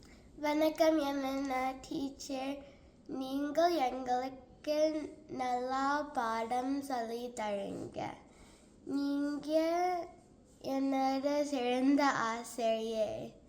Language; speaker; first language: Tamil; early bilingual, heritage; Tamil